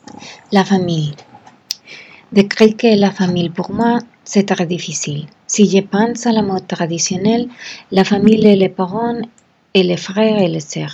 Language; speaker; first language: French; non-native, learner; Spanish